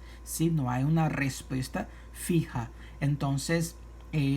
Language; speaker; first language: Spanish; non-native, fluent; Portuguese